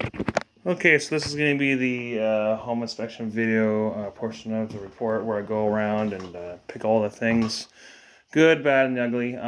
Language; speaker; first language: English; native; English